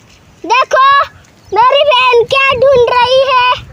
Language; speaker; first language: Hindi; non-native, local second language; Marathi